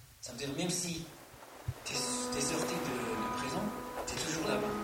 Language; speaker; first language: French; non-native, learner; Arabic